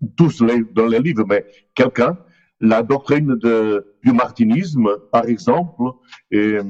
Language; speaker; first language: French; non-native, learner; Portuguese